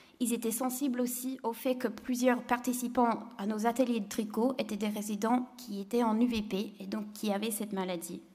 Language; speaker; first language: French; non-native, fluent; English